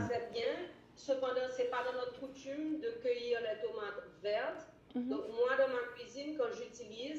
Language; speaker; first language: French; native; French